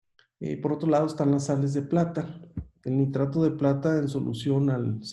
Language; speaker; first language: Spanish; native; Spanish